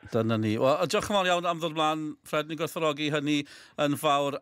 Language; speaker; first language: Welsh; native; Welsh